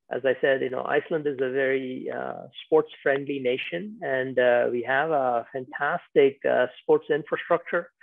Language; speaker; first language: English; non-native, local second language; Tamil